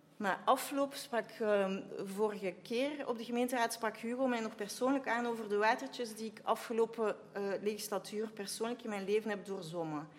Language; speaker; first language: Dutch; native; Dutch